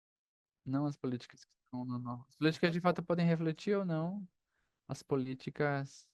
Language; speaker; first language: Portuguese; non-native, fluent; Spanish